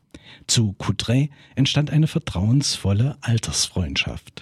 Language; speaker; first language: German; native; German